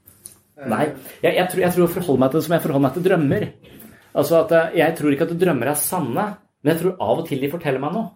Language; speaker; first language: Norwegian; native; Norwegian